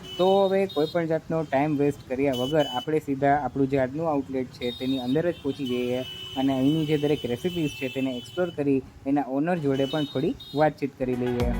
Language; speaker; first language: Gujarati; native; Gujarati